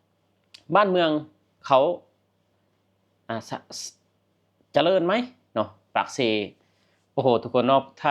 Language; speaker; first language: Thai; non-native, local second language; Northeastern Thai